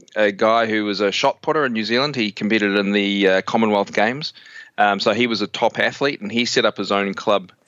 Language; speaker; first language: English; native; English